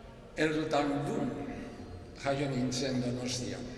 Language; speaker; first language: Basque; non-native, local second language; Spanish